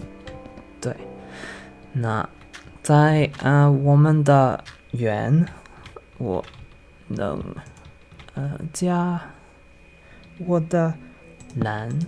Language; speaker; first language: Chinese; non-native, learner; English